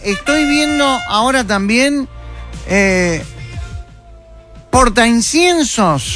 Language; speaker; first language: Spanish; native; Spanish